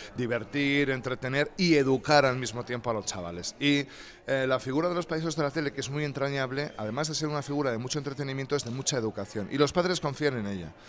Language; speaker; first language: Spanish; native; Spanish